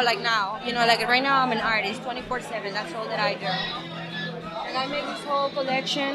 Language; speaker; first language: English; non-native, fluent; Spanish